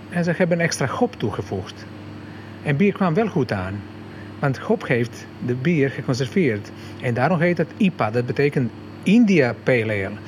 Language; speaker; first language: Dutch; non-native, fluent; Croatian